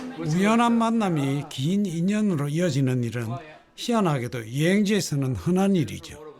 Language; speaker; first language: Korean; native; Korean